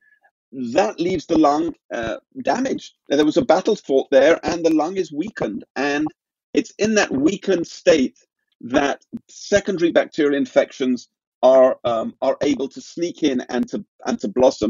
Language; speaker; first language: English; native; English